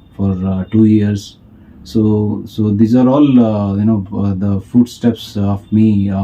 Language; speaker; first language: English; non-native, local second language; Kannada